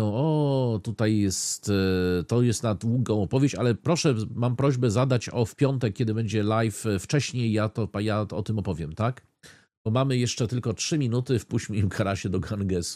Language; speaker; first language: Polish; native; Polish